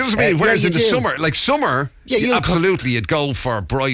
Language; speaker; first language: English; native; English